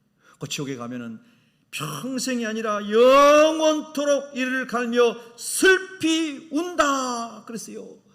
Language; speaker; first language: Korean; native; Korean